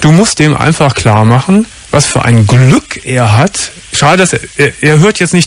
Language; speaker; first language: German; native; German